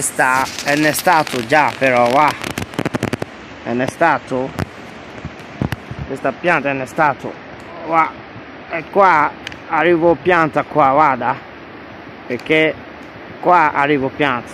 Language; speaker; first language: Italian; non-native, learner; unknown